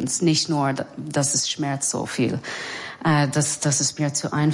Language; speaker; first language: German; non-native, learner; English